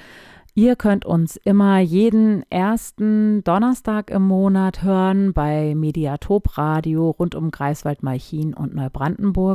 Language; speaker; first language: German; native; German